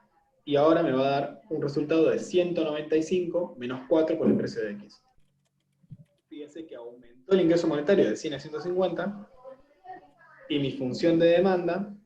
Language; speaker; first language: Spanish; native; Spanish